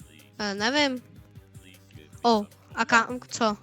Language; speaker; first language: Czech; early bilingual, other home language; Russian